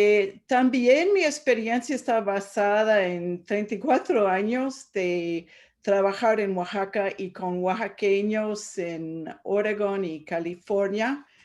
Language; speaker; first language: Spanish; non-native, fluent; English